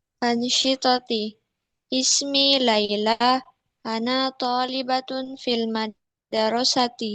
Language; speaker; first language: Arabic; non-native, learner; Indonesian